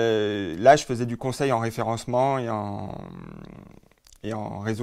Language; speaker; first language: French; native; French